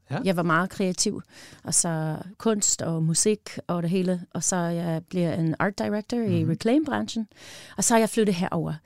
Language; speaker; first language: Danish; non-native, learner; English